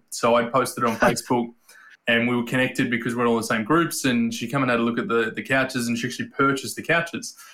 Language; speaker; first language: English; native; English